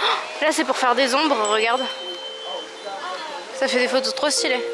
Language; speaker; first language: French; native; French